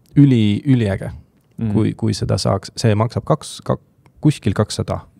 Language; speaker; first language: Estonian; non-native, local second language; Russian